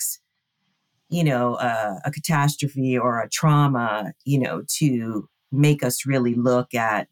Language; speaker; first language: English; native; English